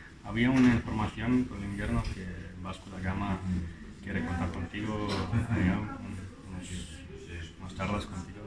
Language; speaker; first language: Spanish; non-native, learner; Russian